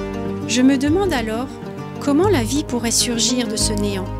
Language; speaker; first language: French; native; French